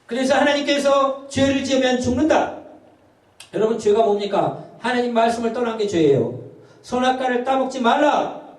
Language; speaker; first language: Korean; native; Korean